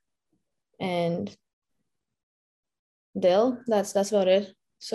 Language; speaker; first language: English; non-native, fluent; Lithuanian